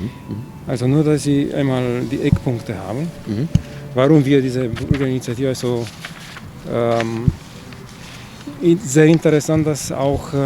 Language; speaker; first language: German; non-native, fluent; Chinese